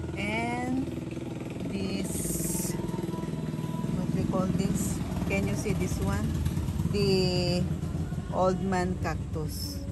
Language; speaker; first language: English; non-native, local second language; Filipino